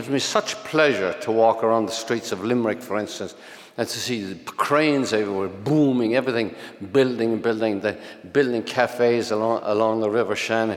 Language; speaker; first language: English; native; English